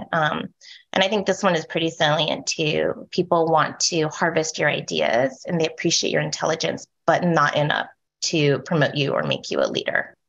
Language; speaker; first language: English; native; English